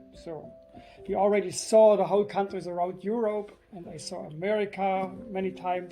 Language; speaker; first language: English; non-native, fluent; German